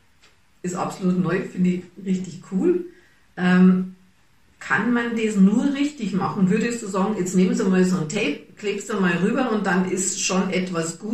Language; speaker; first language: German; native; German